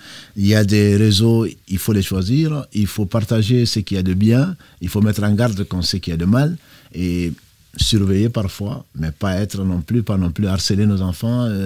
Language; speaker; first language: French; native; French